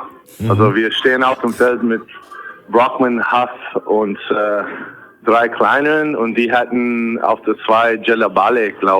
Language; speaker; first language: German; non-native, fluent; English